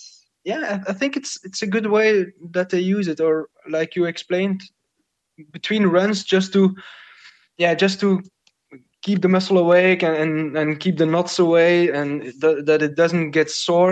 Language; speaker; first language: English; non-native, fluent; Dutch